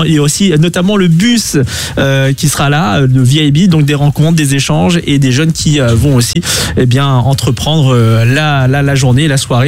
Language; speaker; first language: French; native; French